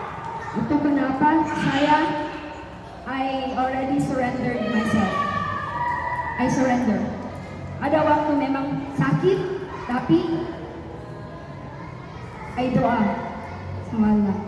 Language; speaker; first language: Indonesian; non-native, learner; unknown